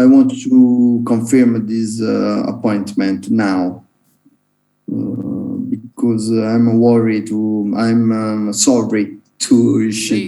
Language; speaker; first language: English; non-native, learner; Italian